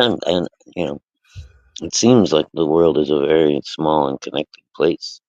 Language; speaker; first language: English; native; English